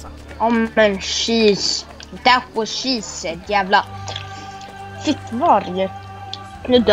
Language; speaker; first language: Swedish; native; Swedish